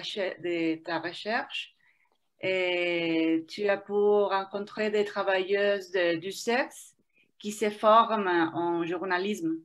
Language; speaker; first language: French; non-native, fluent; Spanish